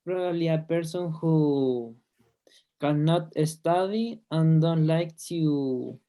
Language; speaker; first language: English; non-native, learner; Spanish